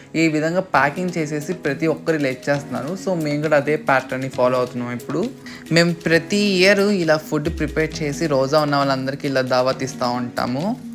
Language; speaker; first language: Telugu; non-native, local second language; Urdu